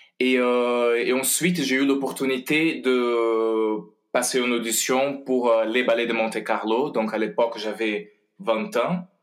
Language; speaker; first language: French; non-native, fluent; Portuguese